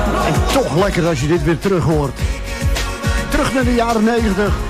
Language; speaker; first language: Dutch; native; Dutch